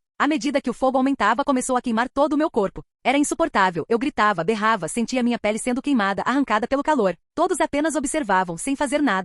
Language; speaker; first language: Portuguese; native; Portuguese